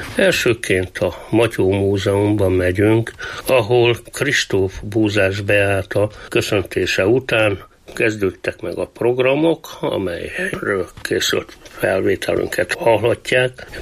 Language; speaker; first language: Hungarian; native; Hungarian